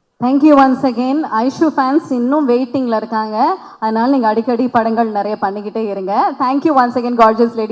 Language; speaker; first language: Tamil; native; Tamil